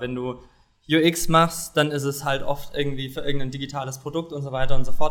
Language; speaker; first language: German; native; German